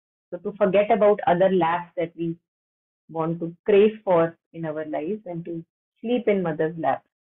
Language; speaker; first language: English; non-native, local second language; Hindi